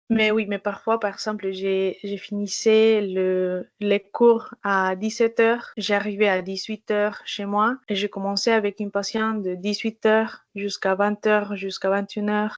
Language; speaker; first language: French; non-native, fluent; Spanish